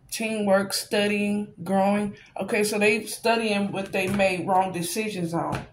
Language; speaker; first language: English; native; English